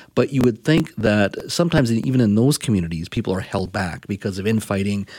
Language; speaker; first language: English; native; English